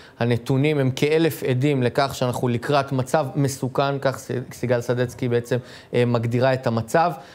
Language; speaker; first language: Hebrew; native; Hebrew